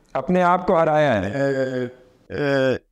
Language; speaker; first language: Urdu; native; Urdu